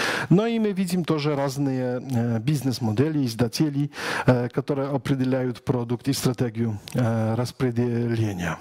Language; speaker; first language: Russian; non-native, learner; Polish